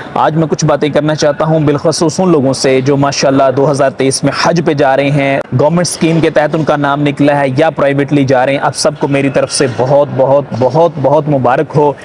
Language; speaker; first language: Urdu; non-native, local second language; Punjabi